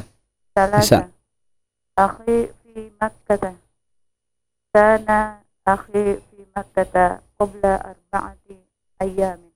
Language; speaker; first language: Arabic; non-native, learner; Indonesian